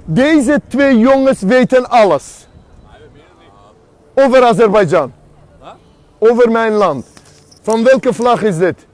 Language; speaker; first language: Dutch; non-native, fluent; Azerbaijani